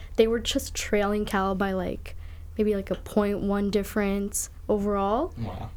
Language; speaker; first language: English; native; English